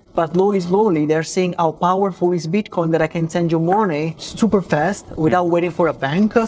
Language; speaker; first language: English; non-native, fluent; Italian